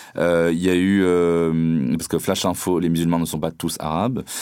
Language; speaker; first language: French; non-native, local second language; Arabic